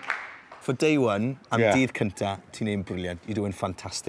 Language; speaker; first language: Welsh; native; Welsh